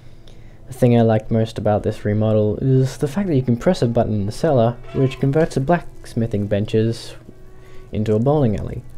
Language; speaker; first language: English; native; English